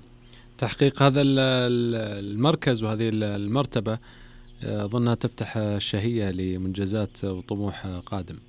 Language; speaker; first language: Arabic; native; Arabic